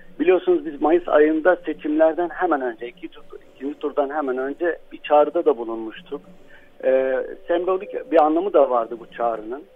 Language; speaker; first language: Turkish; non-native, local second language; Arabic